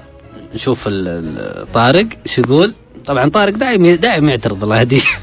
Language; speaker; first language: Arabic; native; Arabic